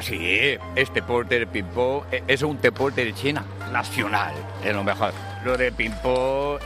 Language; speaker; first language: Spanish; non-native, learner; Chinese